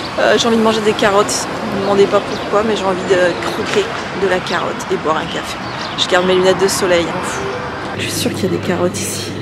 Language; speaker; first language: French; native; French